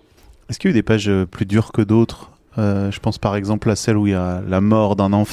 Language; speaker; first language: French; native; French